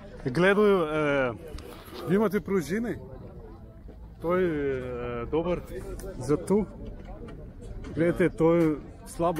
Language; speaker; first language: Serbian; non-native, learner; Russian